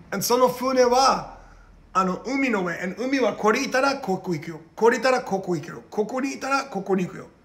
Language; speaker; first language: Japanese; non-native, learner; Portuguese